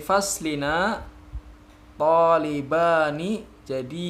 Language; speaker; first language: Arabic; non-native, learner; Indonesian